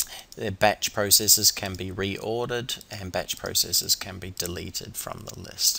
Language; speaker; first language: English; native; English